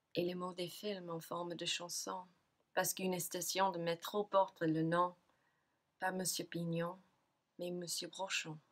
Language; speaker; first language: French; non-native, fluent; English